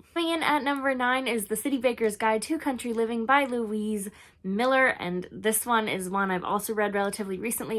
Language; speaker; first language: English; native; English